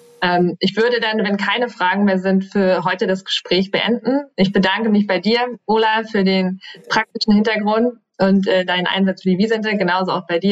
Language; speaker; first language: German; native; German